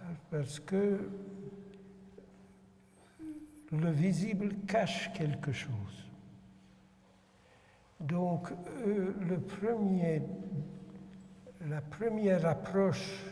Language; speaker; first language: French; non-native, fluent; Hungarian